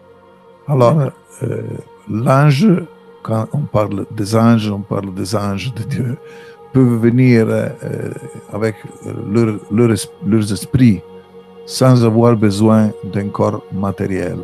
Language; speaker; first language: French; non-native, fluent; Italian